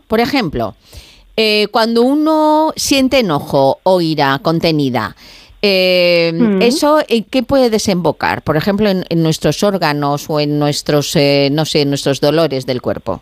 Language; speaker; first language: Spanish; native; Spanish